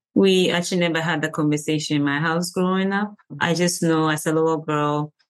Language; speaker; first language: English; early bilingual, other home language; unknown